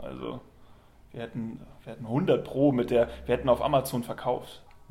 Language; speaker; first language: German; native; German